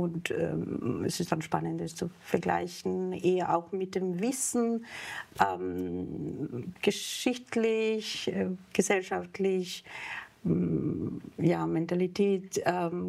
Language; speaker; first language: German; non-native, fluent; Serbian